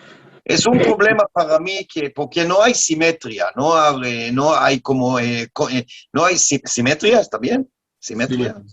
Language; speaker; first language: Spanish; non-native, learner; Hebrew